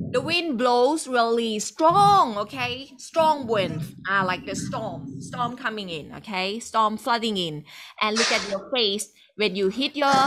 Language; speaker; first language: English; non-native, fluent; Thai